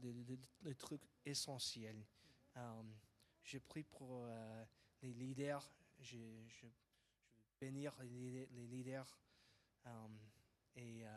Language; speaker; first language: French; non-native, fluent; English